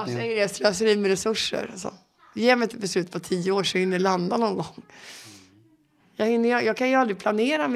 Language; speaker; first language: Swedish; native; Swedish